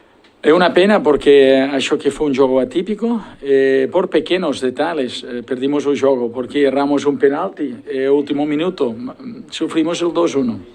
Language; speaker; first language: Portuguese; non-native, learner; Spanish